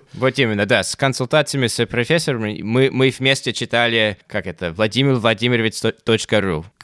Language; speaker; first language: Russian; non-native, fluent; English